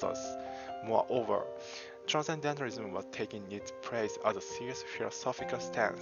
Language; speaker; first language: English; non-native, fluent; Japanese